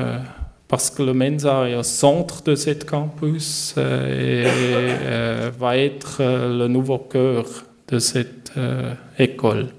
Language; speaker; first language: French; non-native, learner; German